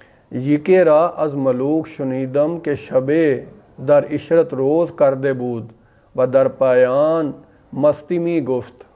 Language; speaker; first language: Persian; non-native, fluent; Urdu